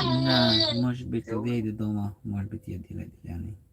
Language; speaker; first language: Russian; non-native, learner; English